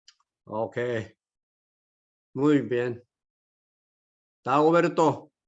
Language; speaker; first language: Spanish; non-native, learner; Korean